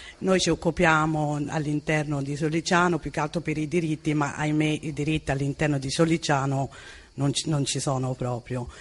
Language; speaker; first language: Italian; non-native, fluent; Arabic